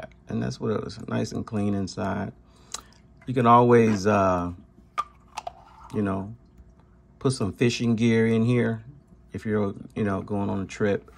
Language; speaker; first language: English; native; English